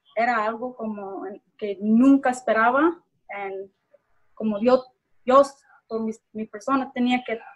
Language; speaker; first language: Spanish; early bilingual, heritage; Spanish